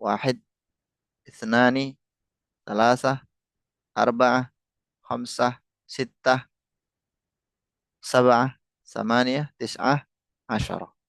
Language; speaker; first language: Arabic; non-native, fluent; Indonesian